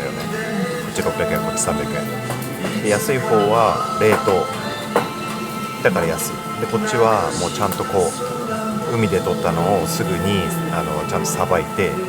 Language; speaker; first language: Japanese; native; Japanese